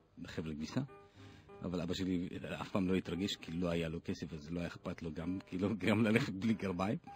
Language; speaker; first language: Hebrew; non-native, local second language; Arabic